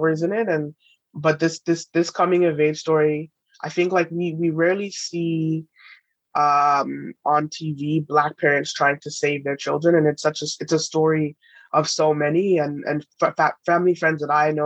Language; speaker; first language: English; native; English